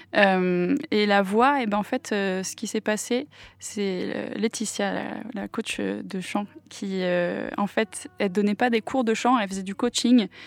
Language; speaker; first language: French; non-native, local second language; English